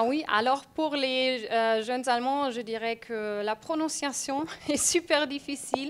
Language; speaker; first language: French; non-native, fluent; German